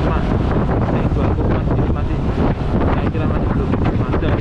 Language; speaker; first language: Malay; non-native, local second language; Javanese